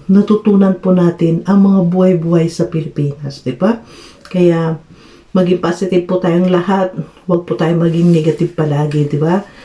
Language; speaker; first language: Filipino; native; Filipino